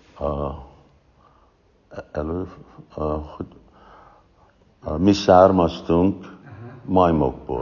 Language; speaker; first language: Hungarian; non-native, fluent; English